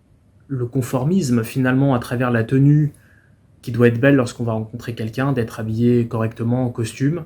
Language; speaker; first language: French; native; French